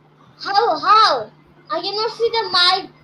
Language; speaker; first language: English; non-native, learner; Bangla